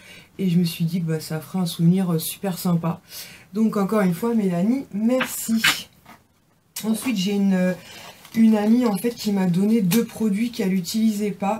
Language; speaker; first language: French; native; French